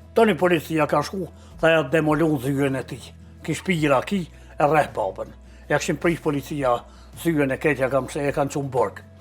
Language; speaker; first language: Albanian; native; Albanian